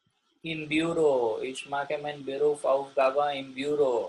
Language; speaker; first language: German; non-native, learner; Gujarati